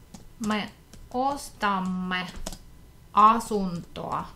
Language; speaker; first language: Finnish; non-native, fluent; Russian